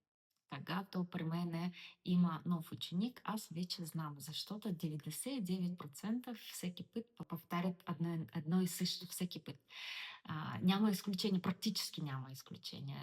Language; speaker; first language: Bulgarian; non-native, learner; Russian